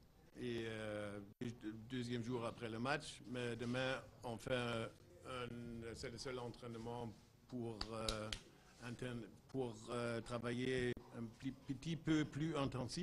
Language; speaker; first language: French; non-native, fluent; German